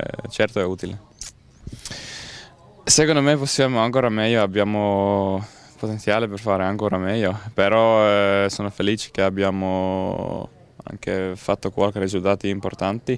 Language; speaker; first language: Italian; non-native, fluent; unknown